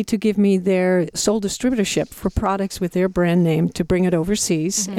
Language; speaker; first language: English; non-native, fluent; Dutch